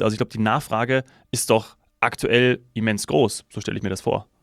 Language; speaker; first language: German; native; German